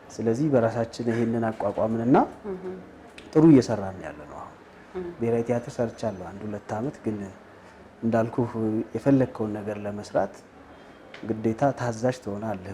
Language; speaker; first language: Amharic; native; Amharic